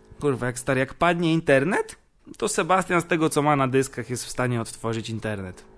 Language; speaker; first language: Polish; native; Polish